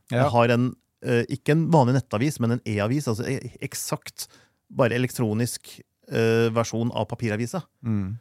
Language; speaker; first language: Norwegian; native; Norwegian